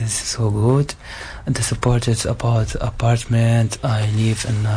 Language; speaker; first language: German; non-native, learner; Arabic